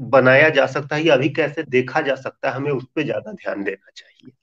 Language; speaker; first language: Hindi; native; Hindi